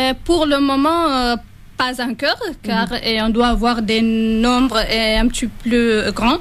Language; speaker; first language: French; non-native, fluent; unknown